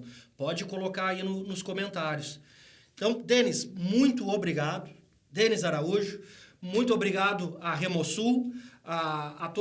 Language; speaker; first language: Portuguese; native; Portuguese